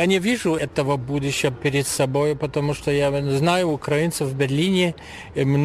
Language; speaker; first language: Russian; non-native, fluent; German